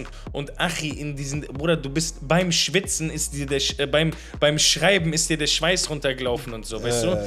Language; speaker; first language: German; native; German